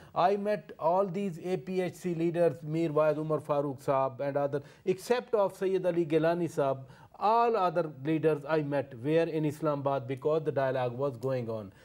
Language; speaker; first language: English; non-native, local second language; Urdu